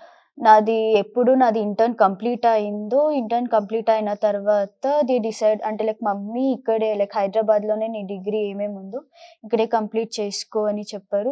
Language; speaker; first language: Telugu; non-native, local second language; Kannada